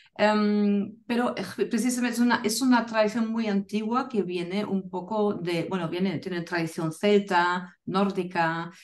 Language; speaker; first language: Spanish; non-native, fluent; German